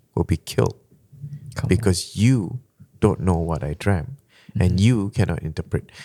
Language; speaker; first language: English; non-native, local second language; Malay